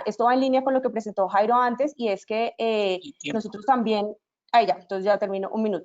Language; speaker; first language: Spanish; native; Spanish